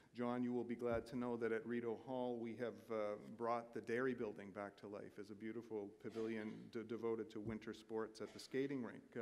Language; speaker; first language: English; native; English